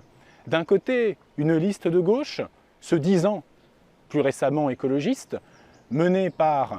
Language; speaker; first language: French; native; French